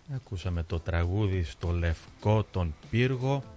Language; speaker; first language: Greek; early bilingual, other home language; English